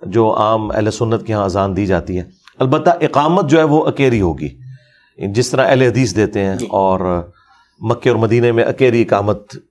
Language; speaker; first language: Urdu; non-native, local second language; Punjabi